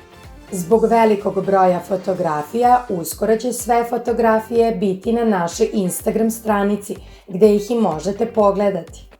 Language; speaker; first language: Serbian; native; Serbian